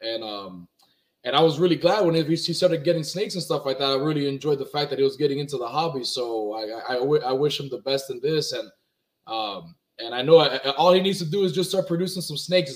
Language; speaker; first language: English; early bilingual, other home language; Spanish